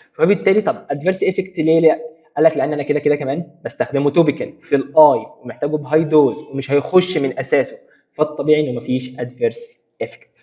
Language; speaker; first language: Arabic; native; Arabic